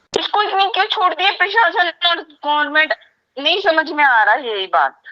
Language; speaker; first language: Hindi; native; Hindi